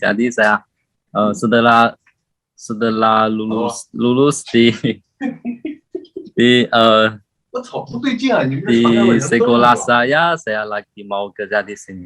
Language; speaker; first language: Indonesian; non-native, learner; Chinese